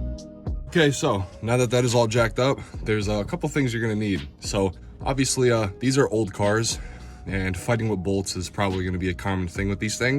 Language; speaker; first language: English; native; English